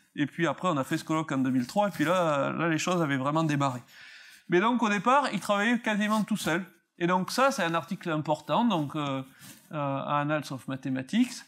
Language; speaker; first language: French; native; French